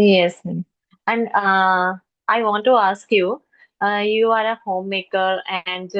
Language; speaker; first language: English; non-native, learner; Hindi